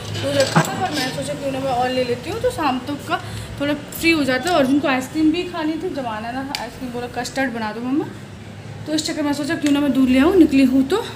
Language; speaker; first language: Hindi; native; Hindi